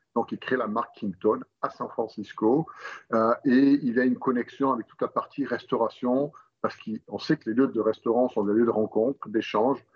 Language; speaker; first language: French; native; French